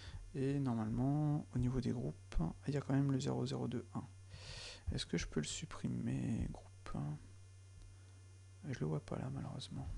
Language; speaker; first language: French; native; French